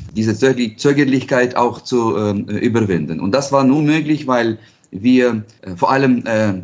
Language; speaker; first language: German; non-native, fluent; Ukrainian